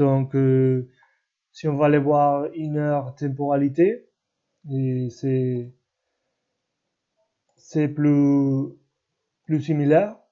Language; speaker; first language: French; non-native, learner; Spanish